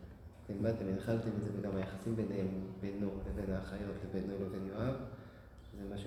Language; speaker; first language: Hebrew; native; Hebrew